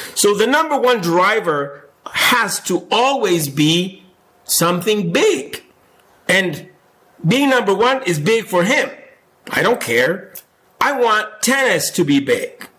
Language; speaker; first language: English; non-native, fluent; Spanish